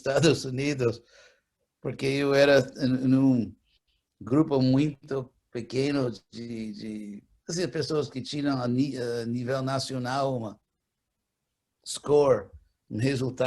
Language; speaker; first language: Portuguese; non-native, fluent; English